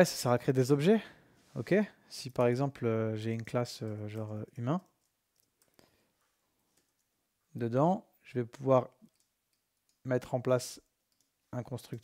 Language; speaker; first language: French; native; French